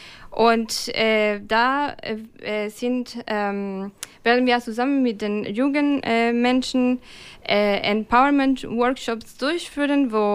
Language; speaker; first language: German; non-native, fluent; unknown